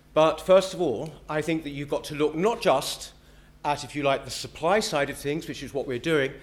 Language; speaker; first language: English; native; English